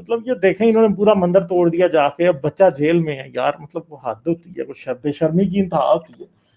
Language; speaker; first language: Urdu; native; Urdu